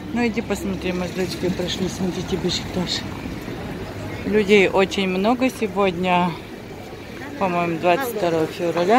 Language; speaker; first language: Russian; native; Russian